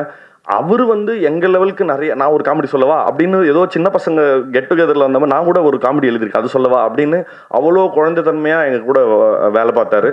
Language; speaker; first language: Tamil; native; Tamil